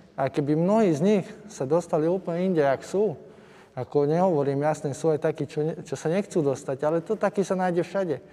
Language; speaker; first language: Slovak; non-native, local second language; Hungarian